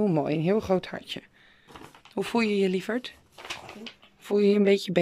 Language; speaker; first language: Dutch; native; Dutch